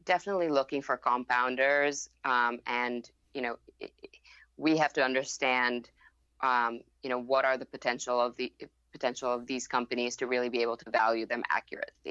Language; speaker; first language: English; non-native, fluent; Thai